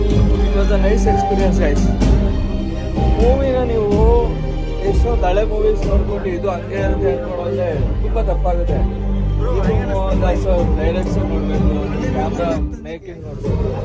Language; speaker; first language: Kannada; native; Kannada